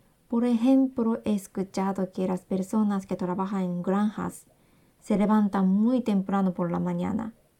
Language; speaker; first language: Spanish; non-native, fluent; Japanese